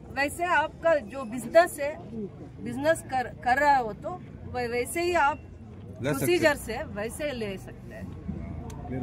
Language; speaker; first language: Hindi; non-native, local second language; Kannada